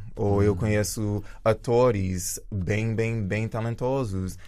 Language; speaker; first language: Portuguese; early bilingual, other home language; Jamaican Creole English